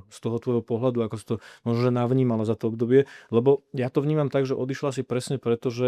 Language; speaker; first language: Slovak; native; Slovak